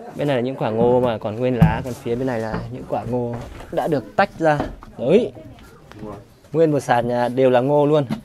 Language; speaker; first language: Vietnamese; native; Vietnamese